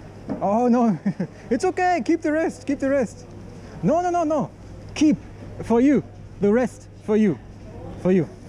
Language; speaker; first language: English; non-native, fluent; German